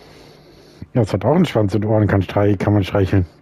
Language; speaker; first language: German; native; German